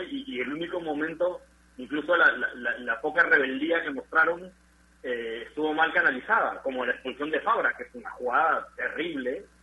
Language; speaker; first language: Spanish; native; Spanish